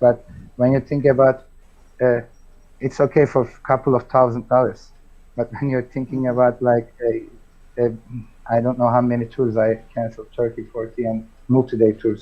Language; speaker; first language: English; non-native, fluent; Turkish